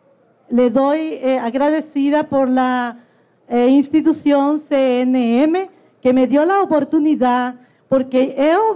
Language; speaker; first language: Portuguese; non-native, learner; Spanish